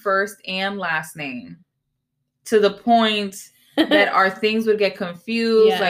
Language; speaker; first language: English; early bilingual, other home language; Spanish